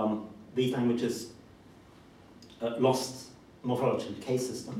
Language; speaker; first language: English; non-native, fluent; German